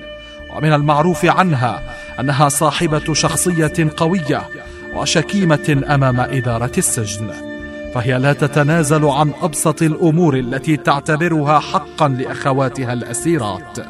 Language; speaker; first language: Arabic; native; Arabic